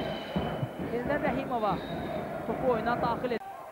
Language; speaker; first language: Azerbaijani; native; Azerbaijani